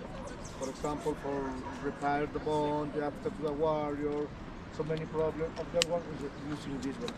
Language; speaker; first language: English; non-native, learner; Spanish